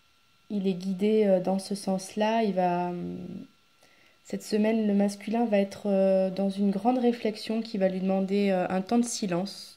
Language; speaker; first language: French; native; French